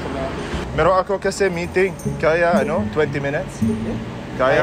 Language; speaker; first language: Filipino; non-native, learner; Arabic